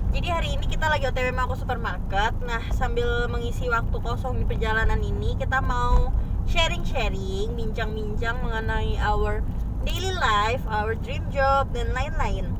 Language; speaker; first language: Indonesian; native; Indonesian